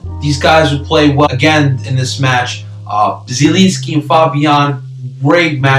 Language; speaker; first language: English; native; English